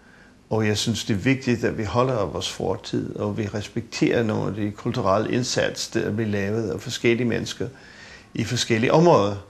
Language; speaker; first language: Danish; non-native, fluent; English